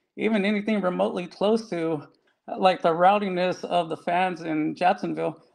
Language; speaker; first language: English; native; English